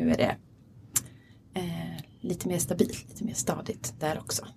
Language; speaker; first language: Swedish; native; Swedish